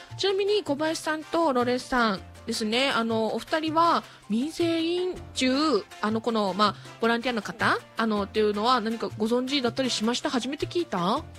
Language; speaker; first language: Japanese; native; Japanese